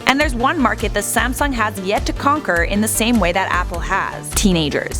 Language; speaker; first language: English; native; English